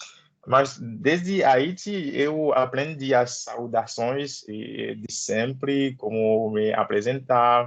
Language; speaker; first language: Portuguese; non-native, learner; Haitian Creole